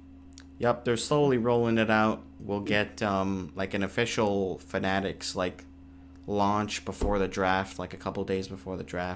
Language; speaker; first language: English; native; English